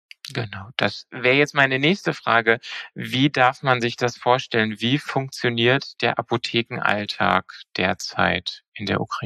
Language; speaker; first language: German; native; German